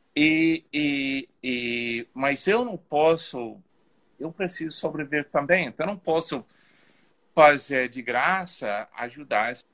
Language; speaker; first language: Portuguese; non-native, fluent; English